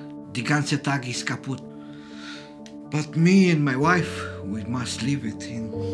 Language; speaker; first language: English; non-native, learner; Romanian